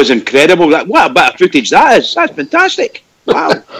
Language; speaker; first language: English; native; English